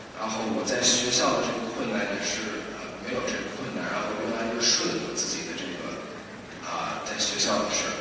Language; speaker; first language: Chinese; early bilingual, heritage; Chinese